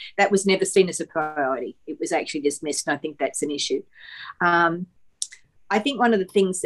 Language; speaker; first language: English; native; English